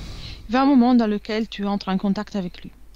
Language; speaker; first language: French; non-native, fluent; Italian